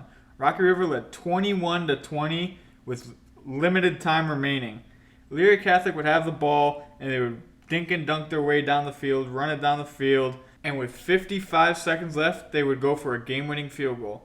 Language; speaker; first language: English; native; English